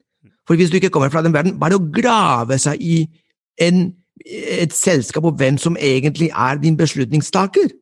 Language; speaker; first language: Norwegian; non-native, fluent; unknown